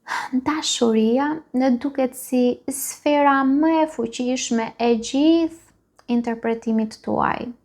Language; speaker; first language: Albanian; native; Albanian